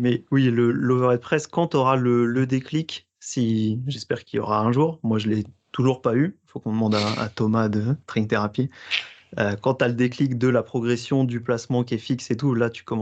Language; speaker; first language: French; native; French